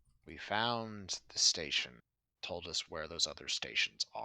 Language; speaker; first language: English; native; English